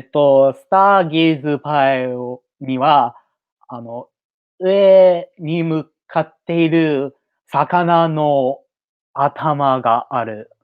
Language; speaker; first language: Japanese; non-native, learner; English